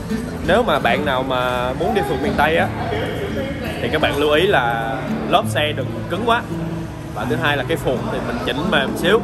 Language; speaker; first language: Vietnamese; native; Vietnamese